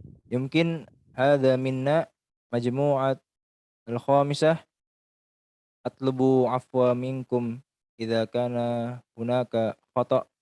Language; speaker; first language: Arabic; non-native, learner; Indonesian